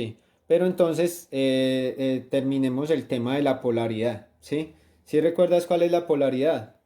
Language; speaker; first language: Spanish; native; Spanish